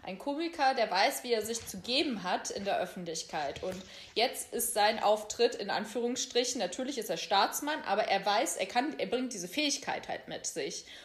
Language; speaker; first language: German; native; German